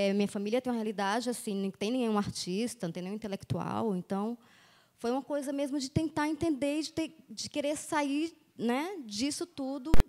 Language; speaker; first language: Portuguese; native; Portuguese